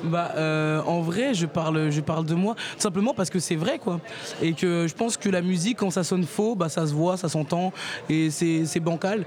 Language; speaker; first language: French; native; French